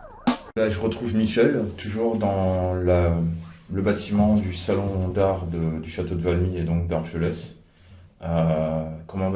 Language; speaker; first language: French; native; French